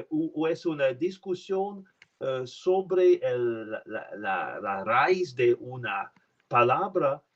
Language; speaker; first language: Spanish; non-native, learner; French